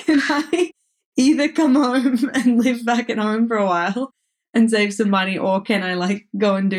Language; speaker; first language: English; native; English